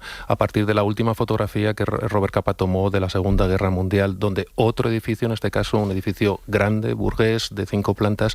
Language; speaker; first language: Spanish; native; Spanish